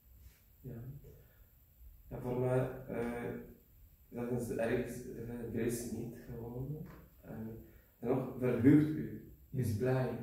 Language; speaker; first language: Dutch; non-native, learner; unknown